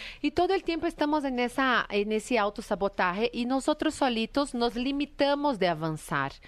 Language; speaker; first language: Spanish; non-native, fluent; Portuguese